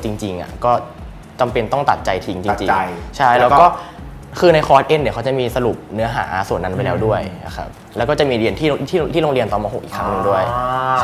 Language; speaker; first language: Thai; native; Thai